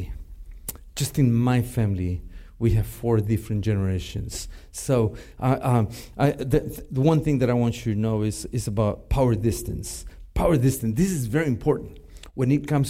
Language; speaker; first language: English; non-native, fluent; Spanish